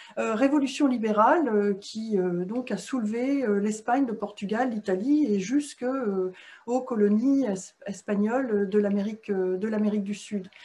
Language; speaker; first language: French; native; French